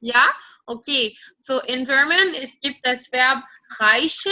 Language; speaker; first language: German; non-native, fluent; French